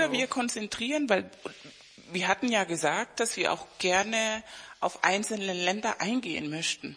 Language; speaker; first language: German; non-native, fluent; Spanish